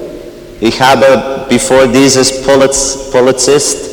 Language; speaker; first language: German; non-native, learner; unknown